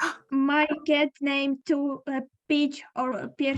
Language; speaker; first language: English; non-native, learner; Ukrainian